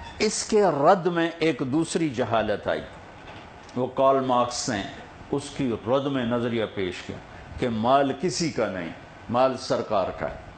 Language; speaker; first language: Urdu; non-native, local second language; Punjabi